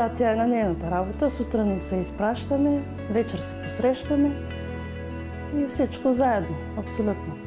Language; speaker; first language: Bulgarian; native; Bulgarian